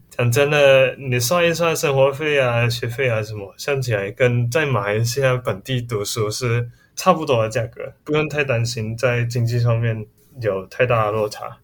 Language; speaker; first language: Chinese; native; Chinese